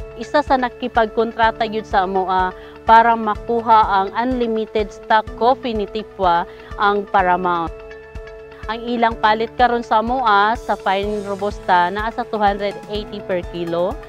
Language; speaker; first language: Cebuano; non-native, local second language; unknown